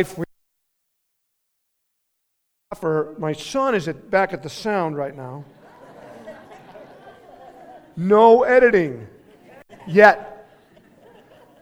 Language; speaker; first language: English; native; English